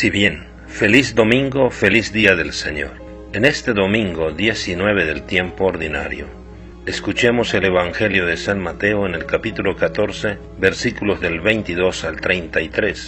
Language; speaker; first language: Spanish; native; Spanish